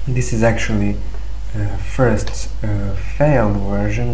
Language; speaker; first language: English; non-native, fluent; Serbian